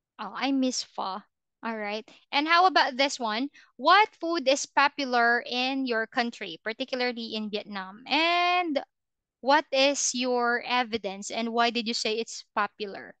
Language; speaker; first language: English; non-native, fluent; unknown